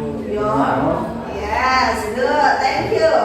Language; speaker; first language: English; non-native, fluent; Indonesian